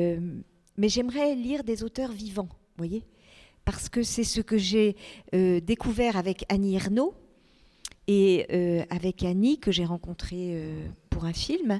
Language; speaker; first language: French; native; French